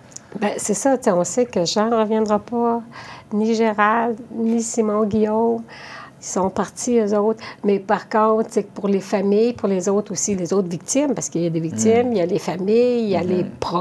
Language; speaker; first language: French; native; French